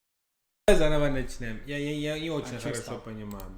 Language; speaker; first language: Russian; non-native, fluent; English